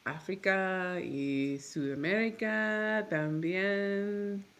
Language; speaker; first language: Spanish; non-native, learner; English